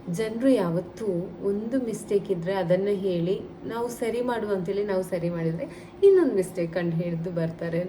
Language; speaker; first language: Kannada; non-native, local second language; Malayalam